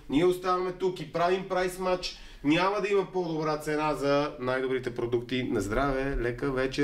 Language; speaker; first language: Bulgarian; native; Bulgarian